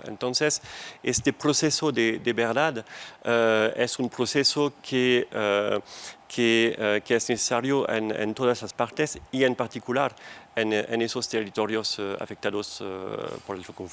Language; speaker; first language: Spanish; non-native, fluent; French